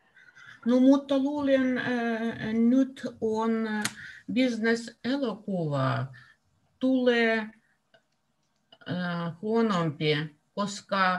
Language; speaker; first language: Finnish; non-native, learner; Russian